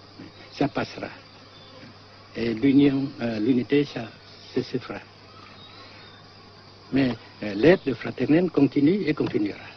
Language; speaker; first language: French; non-native, fluent; Vietnamese